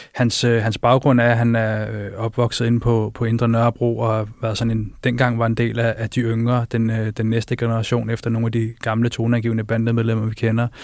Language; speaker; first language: Danish; native; Danish